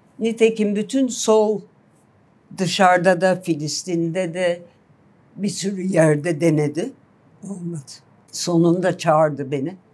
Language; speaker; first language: Turkish; native; Turkish